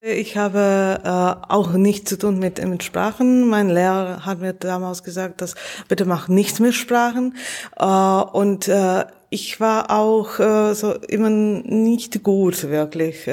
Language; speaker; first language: German; non-native, fluent; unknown